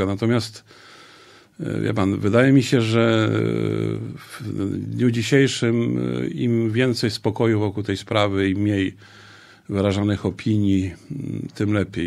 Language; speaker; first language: Polish; native; Polish